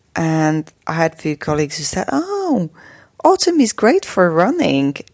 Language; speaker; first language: English; non-native, fluent; Slovak